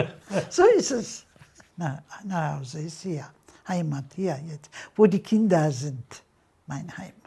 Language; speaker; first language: German; non-native, learner; Turkish